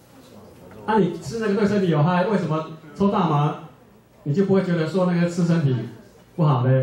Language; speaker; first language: Chinese; native; Chinese